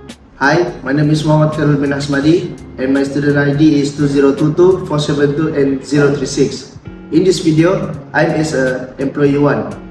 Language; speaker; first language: English; non-native, learner; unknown